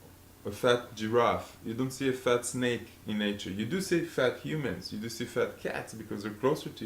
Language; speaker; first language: English; non-native, fluent; Hebrew